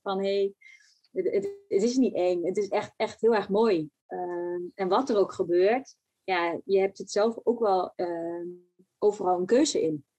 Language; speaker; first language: Dutch; native; Dutch